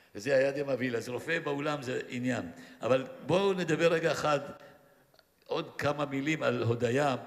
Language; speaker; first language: Hebrew; native; Hebrew